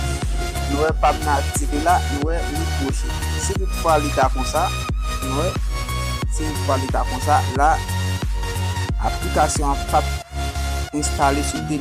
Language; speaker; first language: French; non-native, learner; Haitian Creole